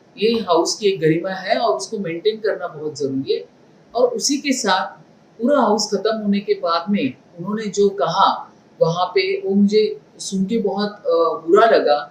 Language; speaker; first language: Hindi; non-native, local second language; Marathi